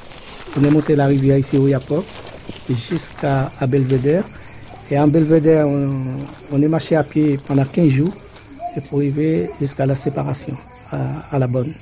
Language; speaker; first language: French; non-native, local second language; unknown